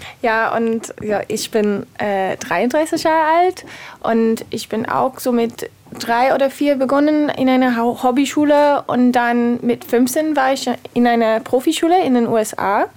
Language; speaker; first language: German; non-native, fluent; English